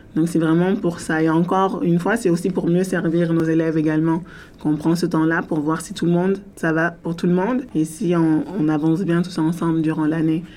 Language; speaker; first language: French; native; French